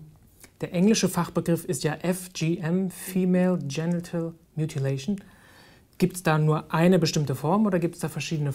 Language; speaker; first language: German; native; German